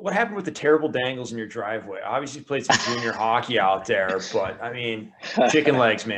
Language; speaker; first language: English; native; English